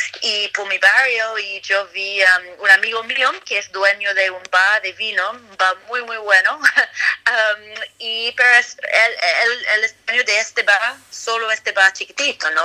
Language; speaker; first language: Spanish; non-native, fluent; English